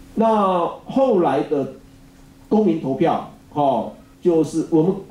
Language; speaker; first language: Chinese; native; Chinese